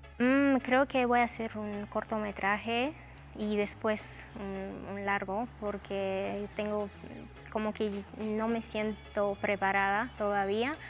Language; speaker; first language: Spanish; non-native, fluent; Romanian